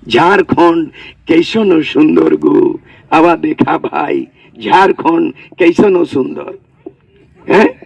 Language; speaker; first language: Bangla; non-native, local second language; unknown